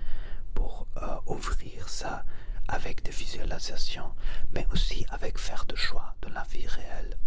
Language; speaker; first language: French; non-native, learner; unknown